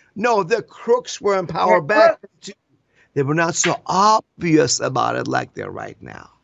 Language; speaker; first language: English; non-native, fluent; Persian